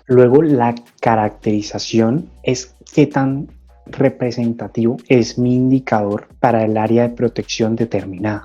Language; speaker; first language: Spanish; native; Spanish